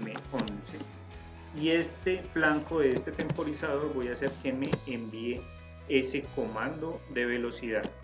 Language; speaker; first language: Spanish; native; Spanish